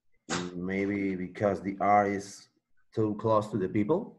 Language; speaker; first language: English; non-native, learner; Spanish